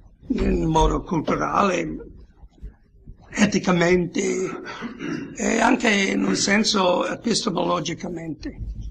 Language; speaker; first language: Italian; non-native, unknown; English